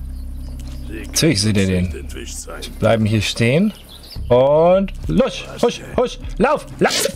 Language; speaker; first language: German; native; German